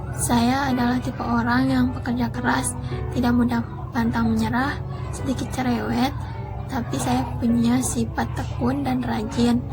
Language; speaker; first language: Indonesian; non-native, local second language; Sasak